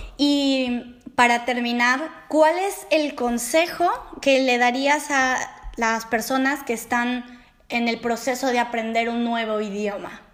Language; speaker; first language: Spanish; native; Spanish